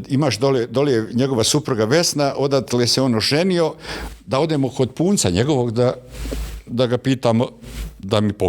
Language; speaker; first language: Bosnian; native; Bosnian